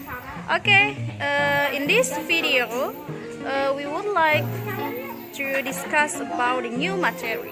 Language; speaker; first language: English; non-native, learner; Indonesian